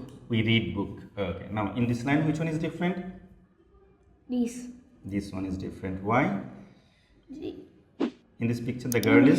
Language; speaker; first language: English; non-native, fluent; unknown